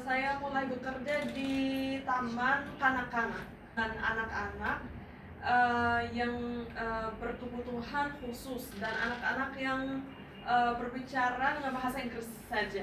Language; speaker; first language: Indonesian; non-native, fluent; Arabic